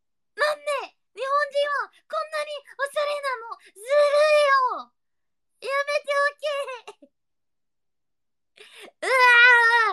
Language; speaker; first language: Japanese; non-native, learner; Indonesian